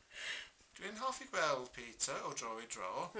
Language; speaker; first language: Welsh; non-native, learner; English